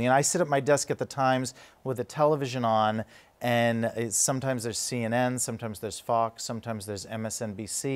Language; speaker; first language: English; native; English